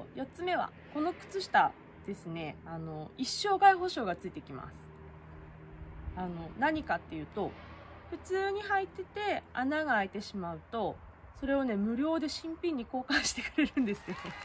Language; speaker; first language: Japanese; native; Japanese